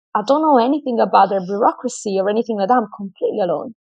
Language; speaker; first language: English; non-native, fluent; Italian